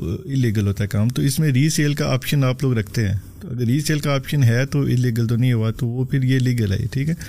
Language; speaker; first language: Urdu; non-native, local second language; Punjabi